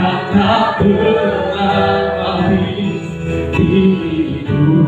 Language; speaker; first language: Indonesian; native; Indonesian